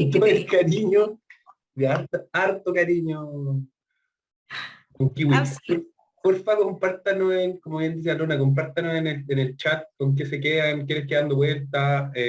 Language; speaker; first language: Spanish; native; Spanish